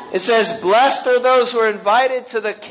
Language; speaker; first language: English; native; English